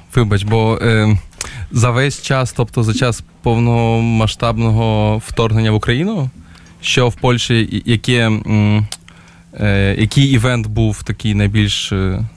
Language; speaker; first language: Ukrainian; native; Ukrainian